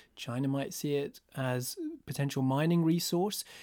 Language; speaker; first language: English; native; English